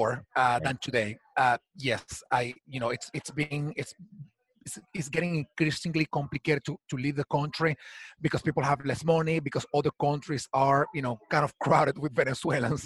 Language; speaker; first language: English; non-native, fluent; Spanish